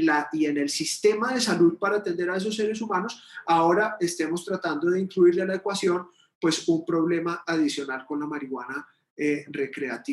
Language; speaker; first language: Spanish; native; Spanish